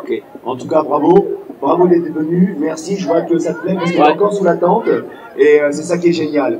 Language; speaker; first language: French; non-native, local second language; Arabic